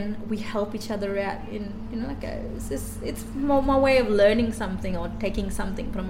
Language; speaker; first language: English; non-native, fluent; Indonesian